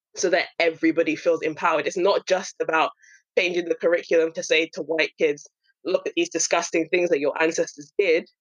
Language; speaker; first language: English; native; English